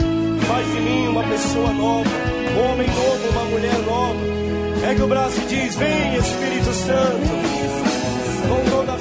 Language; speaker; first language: Portuguese; native; Portuguese